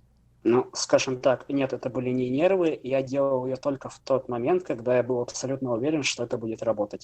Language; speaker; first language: Russian; native; Russian